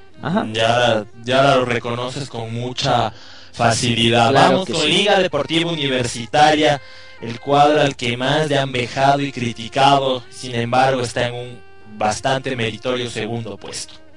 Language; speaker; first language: Spanish; native; Spanish